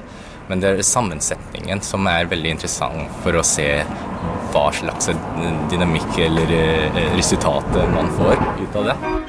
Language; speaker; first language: Norwegian; early bilingual, other home language; Cantonese